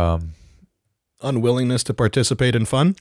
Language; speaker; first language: English; native; English